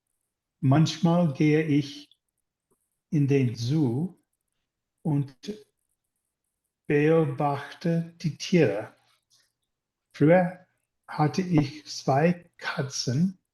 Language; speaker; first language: German; non-native, learner; English